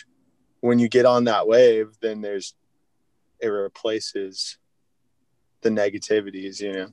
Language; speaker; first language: English; native; English